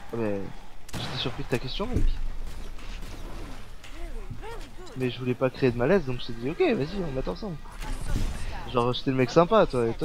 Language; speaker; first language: French; native; French